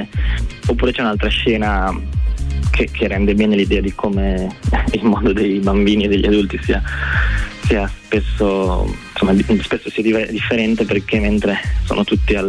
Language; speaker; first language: Italian; native; Italian